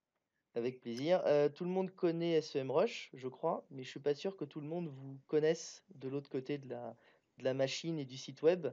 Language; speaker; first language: French; native; French